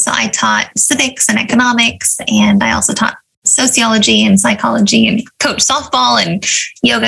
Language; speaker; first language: English; native; English